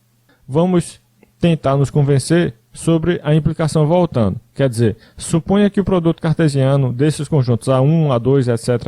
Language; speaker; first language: Portuguese; native; Portuguese